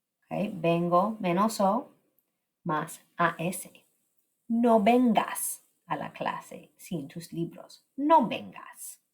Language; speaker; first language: Spanish; non-native, fluent; English